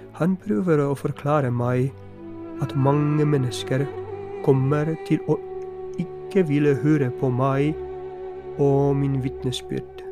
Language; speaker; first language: Norwegian; non-native, fluent; Polish